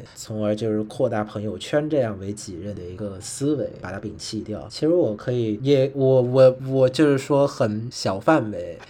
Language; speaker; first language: Chinese; non-native, fluent; Vietnamese